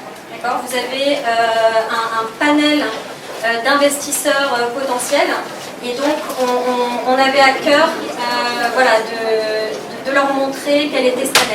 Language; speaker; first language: French; native; French